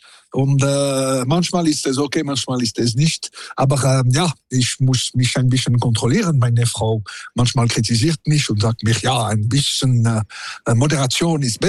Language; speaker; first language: German; non-native, local second language; French